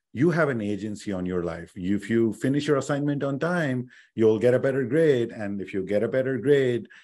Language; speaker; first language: English; non-native, local second language; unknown